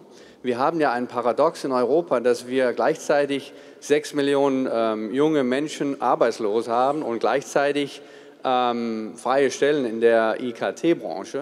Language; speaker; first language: German; non-native, fluent; Danish